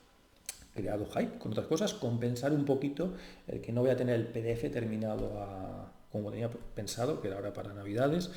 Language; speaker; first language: Spanish; native; Spanish